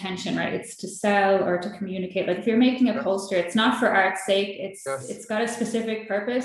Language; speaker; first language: English; native; English